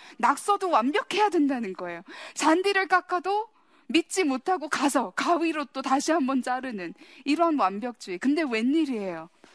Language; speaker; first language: Korean; early bilingual, heritage; Korean